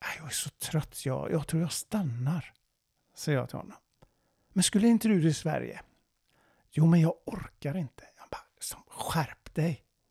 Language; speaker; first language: Swedish; non-native, fluent; Persian